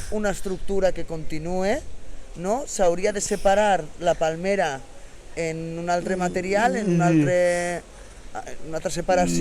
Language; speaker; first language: Catalan; native; Catalan